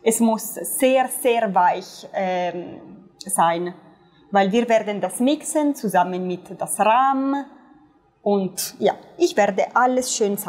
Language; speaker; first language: German; non-native, fluent; Italian